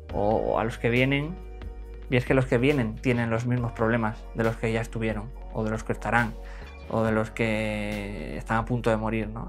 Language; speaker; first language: Spanish; native; Spanish